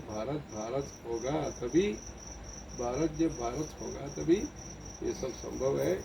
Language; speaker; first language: Hindi; non-native, local second language; Tamil